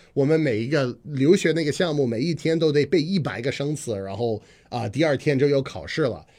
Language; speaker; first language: Chinese; non-native, fluent; English